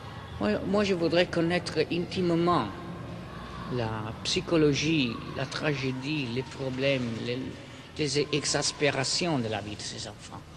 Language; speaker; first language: French; non-native, fluent; Italian